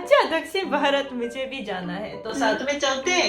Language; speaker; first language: Hindi; non-native, fluent; Japanese